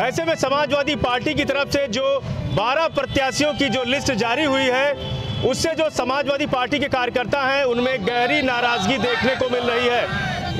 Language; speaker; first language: Hindi; native; Hindi